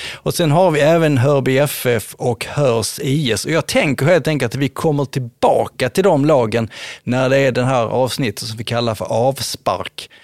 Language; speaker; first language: Swedish; native; Swedish